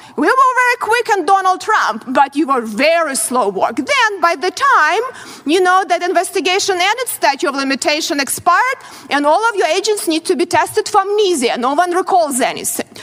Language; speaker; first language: English; non-native, fluent; Ukrainian